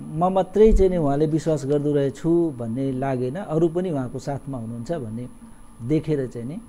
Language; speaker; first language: Nepali; non-native, local second language; Awadhi